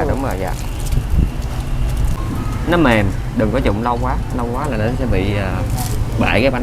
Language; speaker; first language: Vietnamese; native; Vietnamese